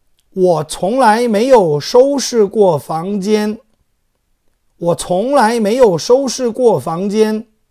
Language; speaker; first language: Chinese; non-native, fluent; Korean